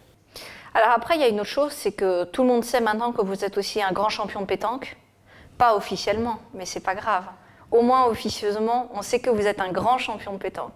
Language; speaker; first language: French; native; French